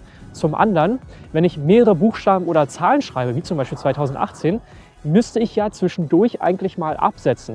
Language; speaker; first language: German; native; German